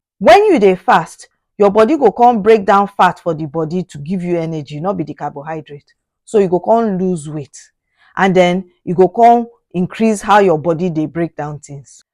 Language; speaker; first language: Nigerian Pidgin; non-native, local second language; Yoruba